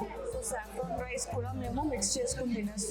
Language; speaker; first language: Telugu; native; Telugu